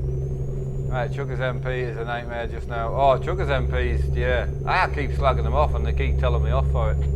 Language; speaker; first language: English; native; English